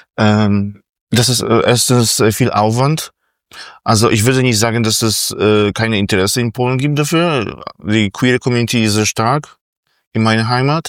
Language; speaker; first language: German; non-native, fluent; Polish